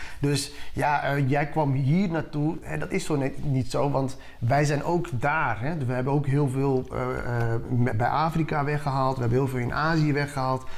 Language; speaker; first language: Dutch; early bilingual, other home language; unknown